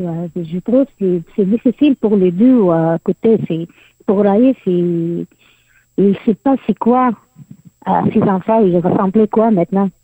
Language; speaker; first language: French; non-native, learner; Arabic